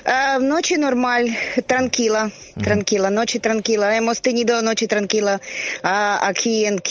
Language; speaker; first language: Spanish; non-native, learner; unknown